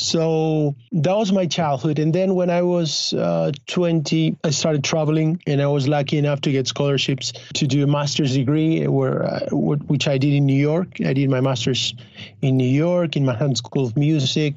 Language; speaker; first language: English; non-native, fluent; Spanish